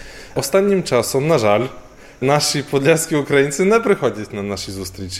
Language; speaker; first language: Ukrainian; non-native, fluent; Polish